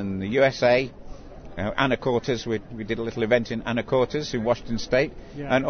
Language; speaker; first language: English; native; English